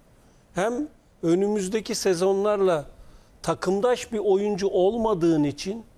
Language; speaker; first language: Turkish; native; Turkish